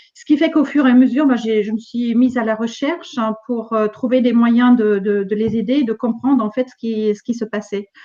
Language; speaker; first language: French; non-native, fluent; German